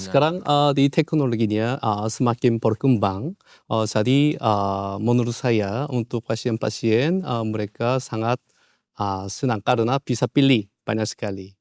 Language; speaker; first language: Indonesian; non-native, learner; Korean